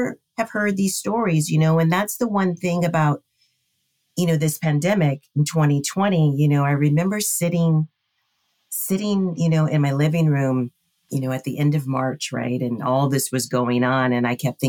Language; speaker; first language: English; native; English